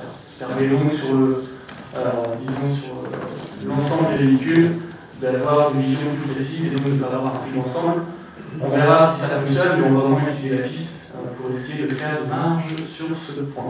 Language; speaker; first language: French; native; French